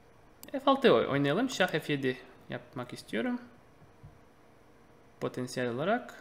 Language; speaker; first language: Turkish; non-native, fluent; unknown